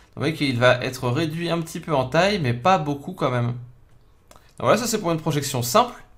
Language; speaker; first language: French; native; French